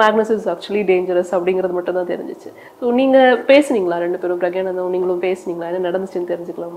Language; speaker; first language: Tamil; native; Tamil